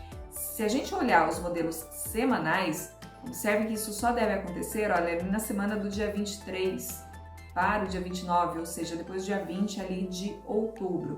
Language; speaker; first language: Portuguese; native; Portuguese